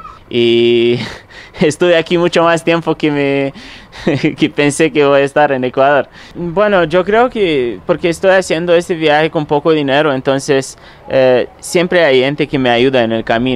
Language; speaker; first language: Spanish; non-native, fluent; Romanian